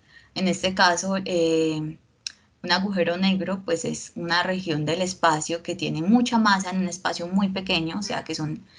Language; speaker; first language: Spanish; native; Spanish